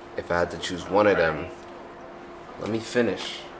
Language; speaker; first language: English; native; English